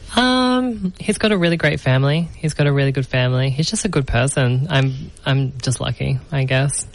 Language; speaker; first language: English; native; English